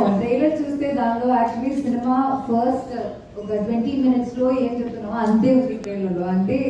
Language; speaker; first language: Telugu; non-native, fluent; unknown